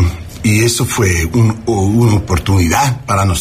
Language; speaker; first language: Spanish; non-native, learner; English